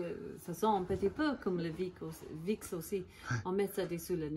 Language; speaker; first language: French; non-native, learner; English